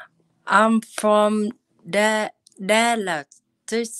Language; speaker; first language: English; non-native, learner; Vietnamese